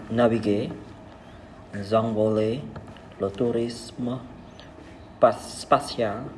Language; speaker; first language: French; non-native, learner; Vietnamese